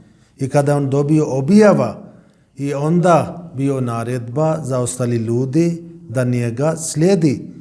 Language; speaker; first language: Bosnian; non-native, learner; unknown